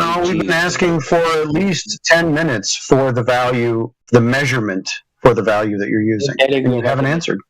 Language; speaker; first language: English; native; English